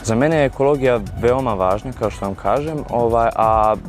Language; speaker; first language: Bosnian; native; Bosnian